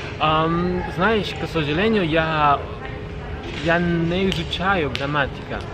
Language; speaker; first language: Russian; non-native, learner; English